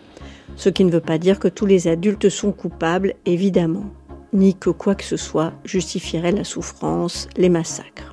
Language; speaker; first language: French; native; French